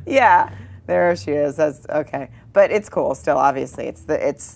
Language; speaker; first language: English; native; English